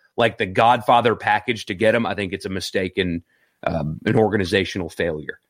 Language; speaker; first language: English; native; English